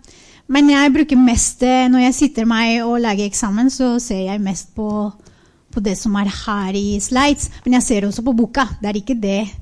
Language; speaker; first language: Norwegian; non-native, fluent; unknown